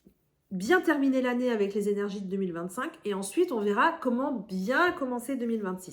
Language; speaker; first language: French; native; French